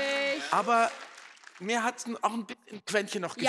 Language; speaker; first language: German; native; German